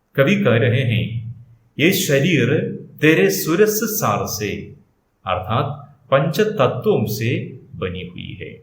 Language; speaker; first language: Hindi; non-native, local second language; Malayalam